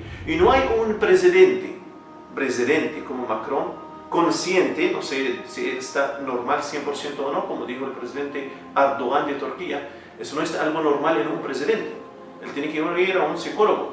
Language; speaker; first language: Spanish; non-native, fluent; Arabic